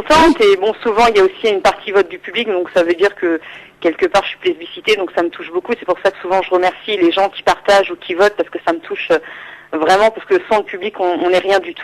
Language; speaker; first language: French; native; French